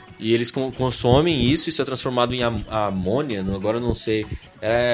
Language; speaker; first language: Portuguese; native; Portuguese